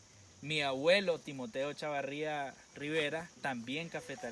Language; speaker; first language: Spanish; native; Spanish